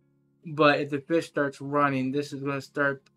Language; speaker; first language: English; native; English